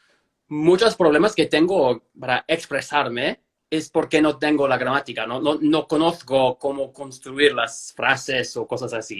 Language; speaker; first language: Spanish; non-native, fluent; English